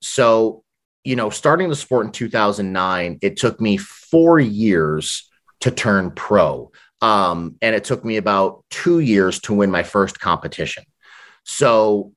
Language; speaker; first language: English; native; English